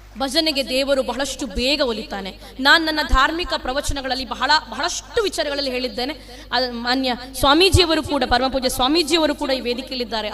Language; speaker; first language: Kannada; non-native, local second language; Tulu